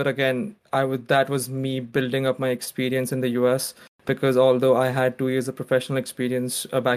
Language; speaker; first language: English; non-native, local second language; Gujarati